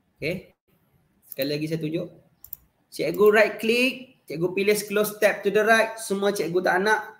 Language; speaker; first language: Malay; native; Malay